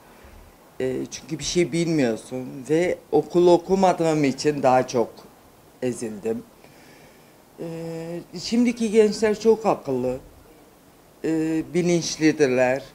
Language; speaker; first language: Turkish; non-native, local second language; Kurdish